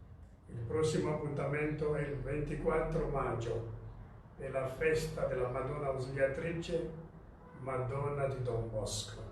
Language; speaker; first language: Italian; non-native, fluent; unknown